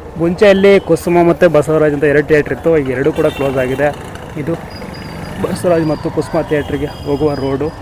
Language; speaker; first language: Kannada; native; Kannada